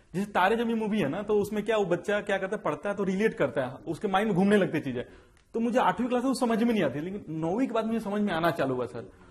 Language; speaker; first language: Hindi; native; Hindi